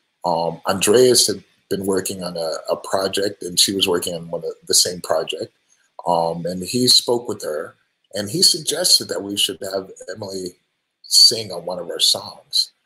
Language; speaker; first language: English; native; English